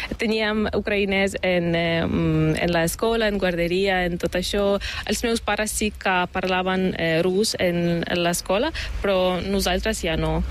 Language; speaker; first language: Catalan; non-native, learner; Ukrainian